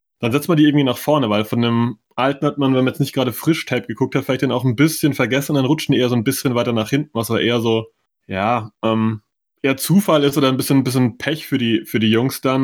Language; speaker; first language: German; native; German